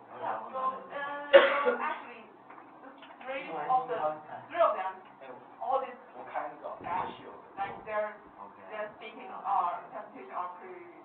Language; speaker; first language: English; non-native, learner; Chinese